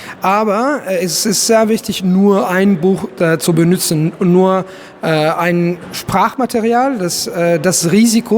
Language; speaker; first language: German; non-native, fluent; Italian